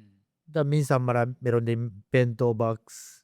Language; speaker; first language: Filipino; non-native, learner; Japanese